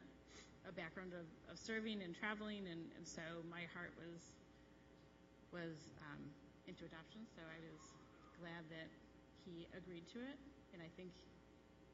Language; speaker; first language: English; native; English